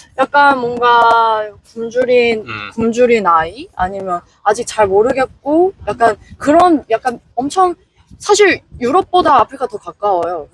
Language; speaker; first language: Korean; early bilingual, heritage; Korean